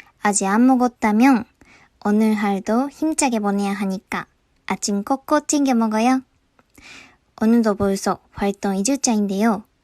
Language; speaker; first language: Korean; non-native, fluent; Japanese